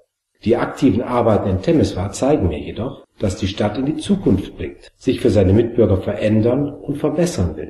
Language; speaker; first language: German; native; German